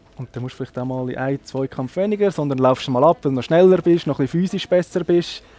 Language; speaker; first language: German; native; German